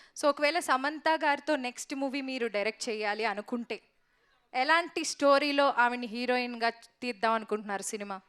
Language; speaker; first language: Telugu; native; Telugu